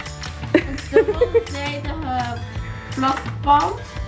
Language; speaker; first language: Dutch; non-native, learner; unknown